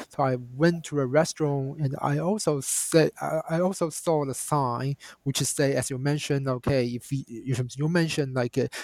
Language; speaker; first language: English; non-native, fluent; Chinese